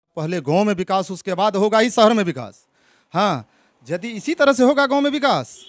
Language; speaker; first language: Hindi; native; Hindi